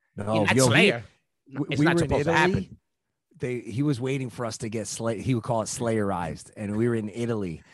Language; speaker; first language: English; native; English